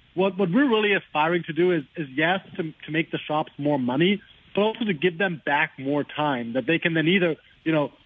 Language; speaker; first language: English; non-native, fluent; German